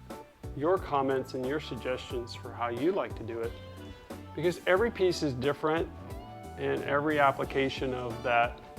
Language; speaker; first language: English; native; English